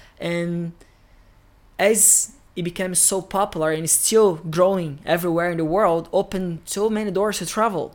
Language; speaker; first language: English; non-native, fluent; Portuguese